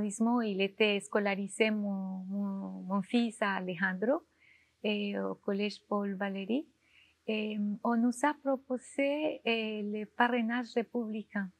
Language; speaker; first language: French; non-native, fluent; Spanish